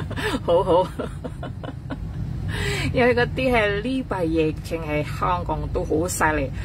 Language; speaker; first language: Cantonese; non-native, fluent; Indonesian